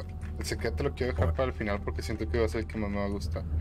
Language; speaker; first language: Spanish; native; Spanish